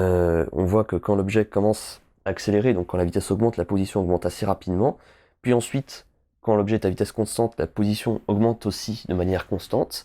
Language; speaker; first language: French; native; French